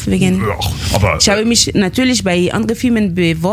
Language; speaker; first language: German; non-native, fluent; French